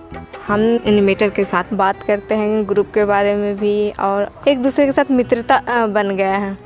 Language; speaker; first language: Hindi; non-native, local second language; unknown